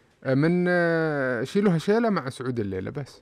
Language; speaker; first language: Arabic; native; Arabic